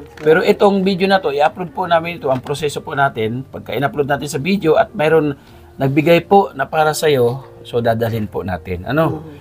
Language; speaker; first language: Filipino; native; Filipino